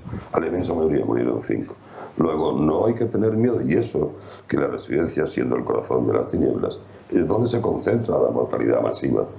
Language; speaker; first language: Spanish; native; Spanish